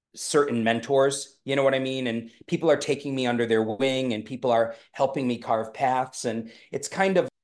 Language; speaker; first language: English; native; English